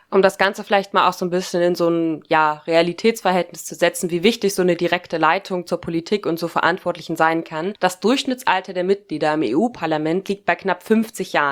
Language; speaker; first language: German; native; German